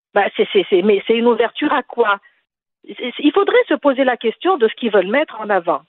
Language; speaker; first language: French; non-native, local second language; Arabic